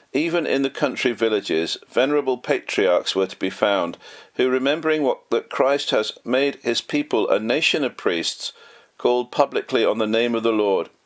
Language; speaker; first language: English; native; English